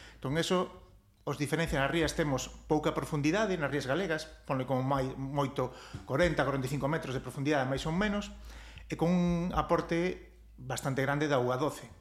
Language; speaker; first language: Galician; native; Galician